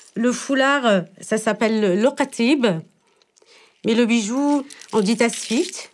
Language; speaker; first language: French; non-native, local second language; Tachelhit